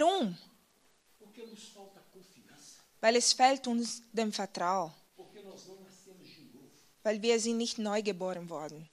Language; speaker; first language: German; non-native, fluent; Portuguese